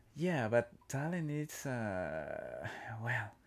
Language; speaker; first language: English; non-native, learner; Spanish